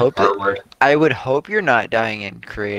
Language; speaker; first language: English; native; English